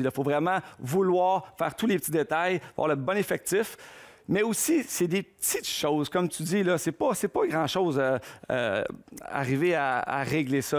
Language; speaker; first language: French; native; French